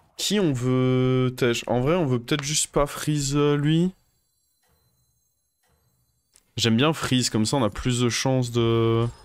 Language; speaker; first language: French; native; French